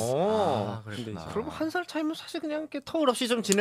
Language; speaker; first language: Korean; native; Korean